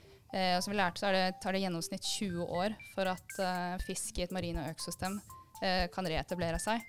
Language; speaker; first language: Norwegian; native; Norwegian